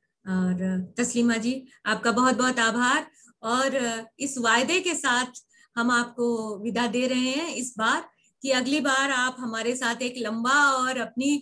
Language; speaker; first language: Hindi; native; Hindi